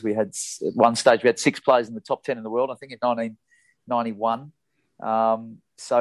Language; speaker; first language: English; native; English